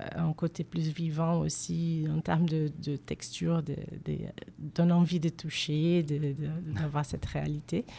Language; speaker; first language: French; non-native, fluent; Portuguese